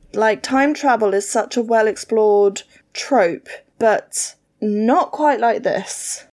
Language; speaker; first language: English; native; English